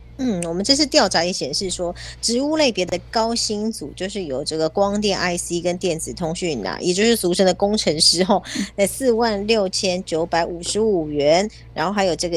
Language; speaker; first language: Chinese; native; Chinese